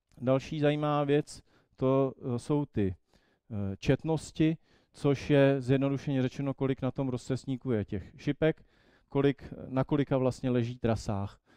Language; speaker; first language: Czech; native; Czech